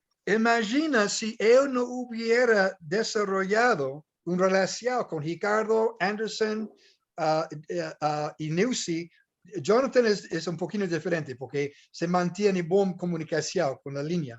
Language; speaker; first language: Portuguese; non-native, learner; English